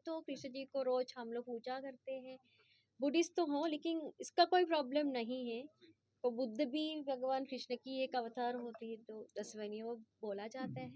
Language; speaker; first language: Hindi; non-native, fluent; Sinhala